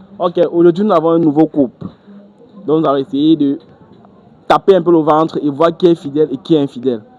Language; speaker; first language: French; native; French